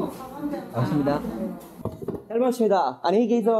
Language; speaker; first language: Korean; non-native, fluent; Spanish